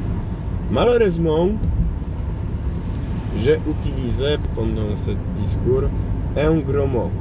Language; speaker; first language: French; non-native, learner; Polish